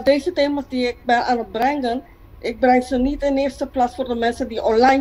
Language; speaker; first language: Dutch; non-native, local second language; Papiamento